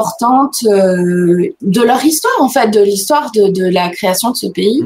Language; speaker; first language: French; native; French